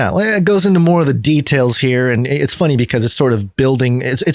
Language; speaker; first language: English; native; English